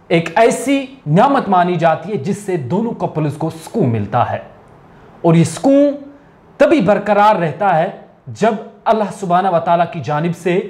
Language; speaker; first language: Hindi; non-native, local second language; Kashmiri